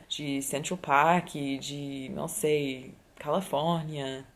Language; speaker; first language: Portuguese; non-native, fluent; English